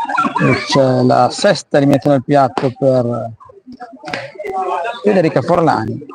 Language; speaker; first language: Italian; native; Italian